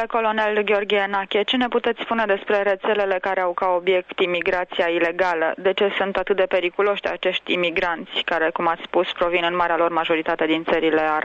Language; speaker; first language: Romanian; native; Romanian